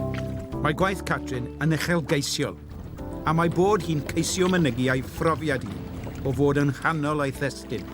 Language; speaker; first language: Welsh; native; Welsh